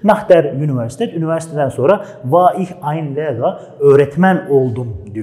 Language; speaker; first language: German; non-native, fluent; Turkish